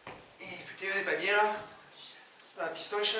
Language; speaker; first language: French; native; French